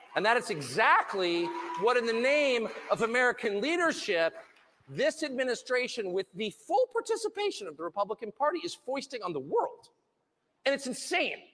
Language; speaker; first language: English; native; English